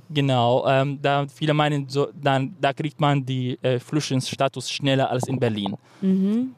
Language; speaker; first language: German; non-native, fluent; Arabic